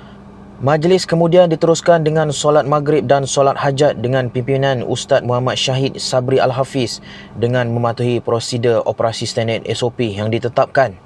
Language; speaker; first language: Malay; native; Malay